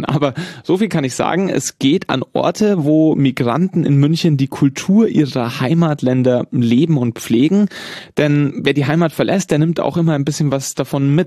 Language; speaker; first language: German; native; German